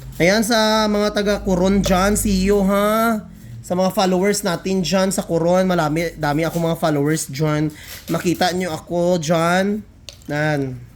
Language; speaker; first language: Filipino; non-native, local second language; Cebuano